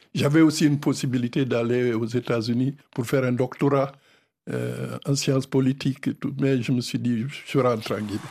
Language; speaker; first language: French; non-native, local second language; Fula